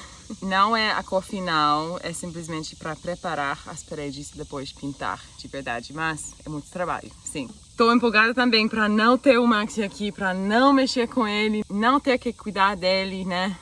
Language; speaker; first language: Portuguese; non-native, fluent; English